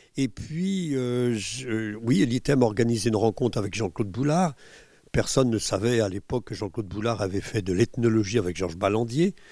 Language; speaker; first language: French; native; French